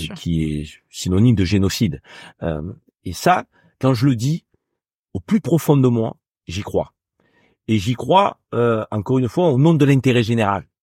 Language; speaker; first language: French; native; French